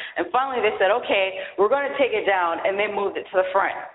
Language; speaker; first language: English; native; English